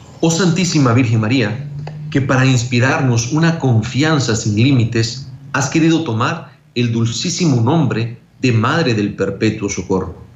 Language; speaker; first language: Spanish; native; Spanish